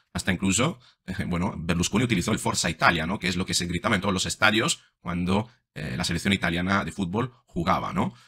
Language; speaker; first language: Spanish; non-native, fluent; Italian